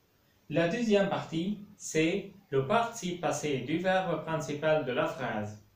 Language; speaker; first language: French; non-native, fluent; Arabic